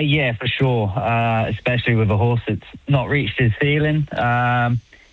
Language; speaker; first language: English; native; English